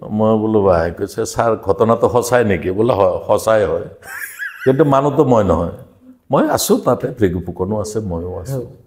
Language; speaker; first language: Assamese; non-native, local second language; Bodo